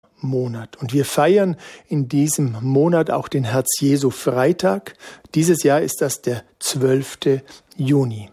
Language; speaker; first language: German; native; German